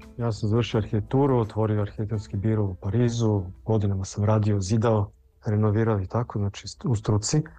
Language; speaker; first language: Serbian; early bilingual, heritage; Serbian